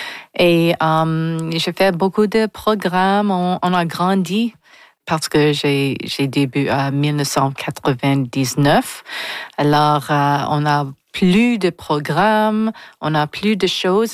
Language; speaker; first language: French; non-native, learner; English